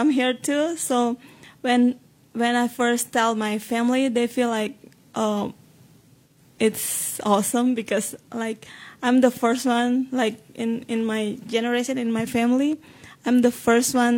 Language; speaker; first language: English; non-native, fluent; Indonesian